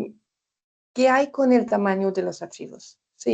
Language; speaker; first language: Spanish; non-native, fluent; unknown